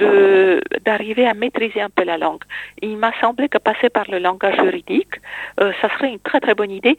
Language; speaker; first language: French; non-native, fluent; Romanian